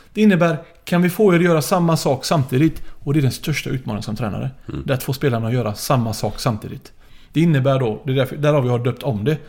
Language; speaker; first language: Swedish; early bilingual, other home language; Arabic